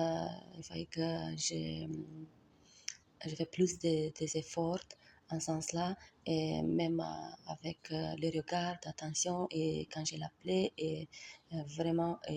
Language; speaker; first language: French; non-native, learner; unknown